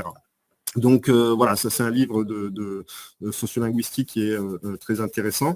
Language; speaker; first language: French; native; French